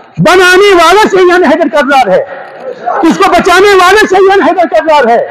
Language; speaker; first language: Urdu; non-native, local second language; Balti